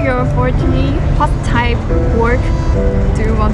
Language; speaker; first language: English; non-native, learner; Chinese